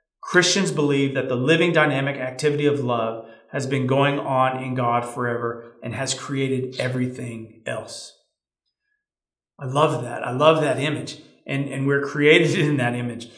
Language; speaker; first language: English; native; English